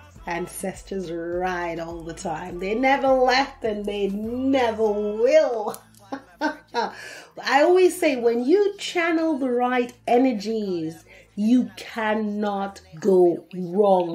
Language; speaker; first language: English; native; English